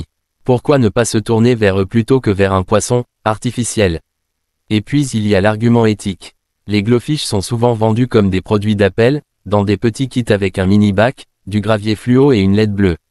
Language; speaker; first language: French; native; French